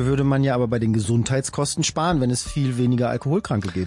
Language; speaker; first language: German; native; German